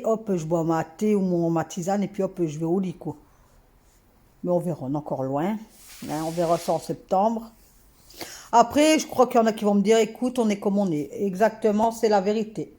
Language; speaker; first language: French; native; French